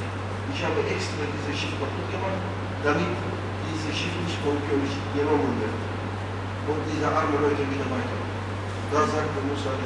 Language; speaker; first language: German; non-native, fluent; Turkish